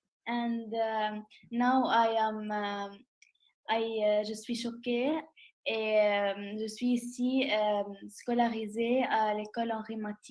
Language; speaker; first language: French; non-native, local second language; Arabic